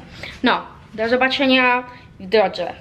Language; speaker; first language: Polish; early bilingual, heritage; Polish